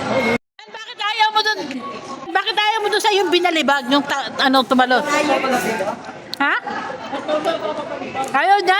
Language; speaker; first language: Filipino; native; Filipino